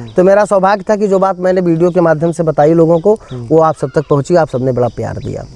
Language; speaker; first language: Hindi; native; Hindi